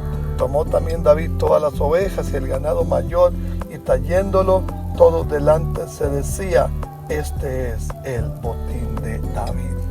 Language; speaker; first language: Spanish; native; Spanish